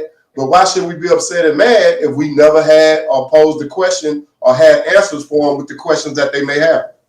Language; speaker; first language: English; native; English